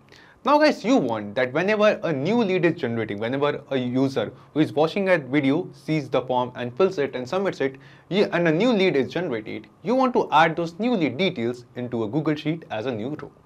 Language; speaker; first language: English; non-native, local second language; Hindi